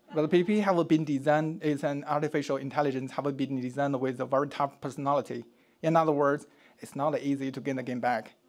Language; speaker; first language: English; non-native, fluent; Chinese